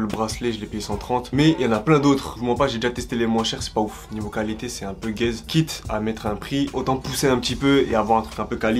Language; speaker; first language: French; native; French